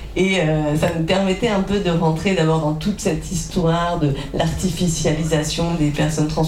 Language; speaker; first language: French; native; French